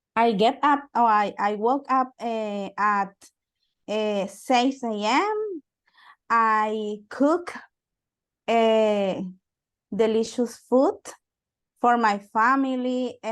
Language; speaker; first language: English; non-native, learner; Spanish